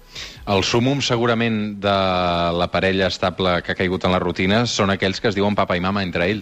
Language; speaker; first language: Catalan; native; Catalan